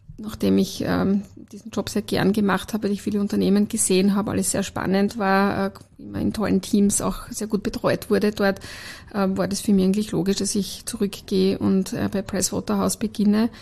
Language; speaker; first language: German; native; German